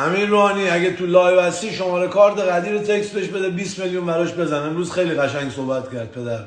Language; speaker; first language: Persian; native; Persian